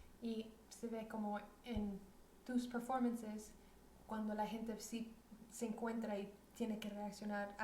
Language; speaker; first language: Spanish; early bilingual, heritage; Spanish